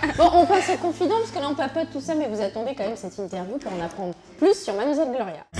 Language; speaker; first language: French; early bilingual, other home language; Arabic